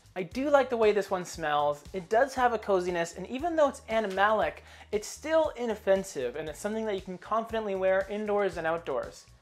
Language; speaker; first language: English; native; English